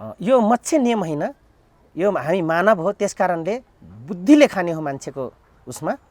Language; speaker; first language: Nepali; non-native, local second language; Dangaura Tharu